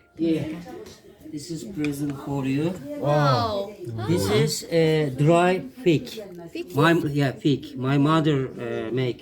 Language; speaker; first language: English; non-native, learner; Turkish